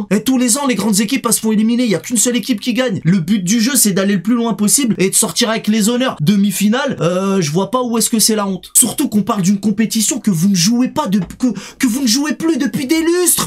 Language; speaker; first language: French; native; French